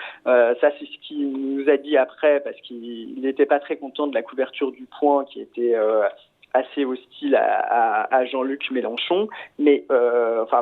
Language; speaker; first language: French; native; French